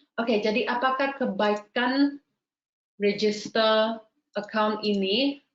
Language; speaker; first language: Malay; native; Malay